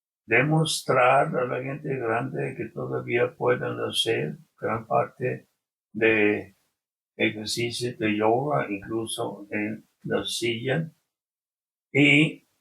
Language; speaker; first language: Spanish; non-native, fluent; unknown